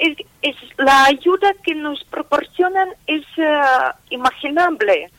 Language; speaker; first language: Spanish; non-native, fluent; Ukrainian